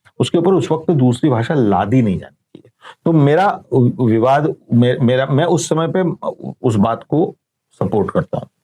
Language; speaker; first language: Hindi; native; Hindi